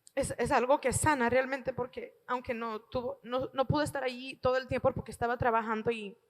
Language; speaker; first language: Spanish; early bilingual, heritage; Spanish